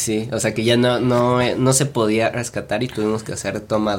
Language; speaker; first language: Spanish; native; Spanish